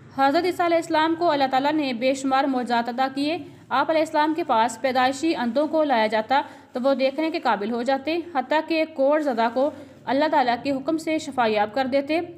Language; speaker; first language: Urdu; non-native, local second language; Punjabi